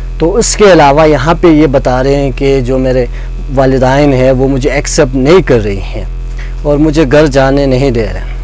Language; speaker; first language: Urdu; non-native, local second language; Khowar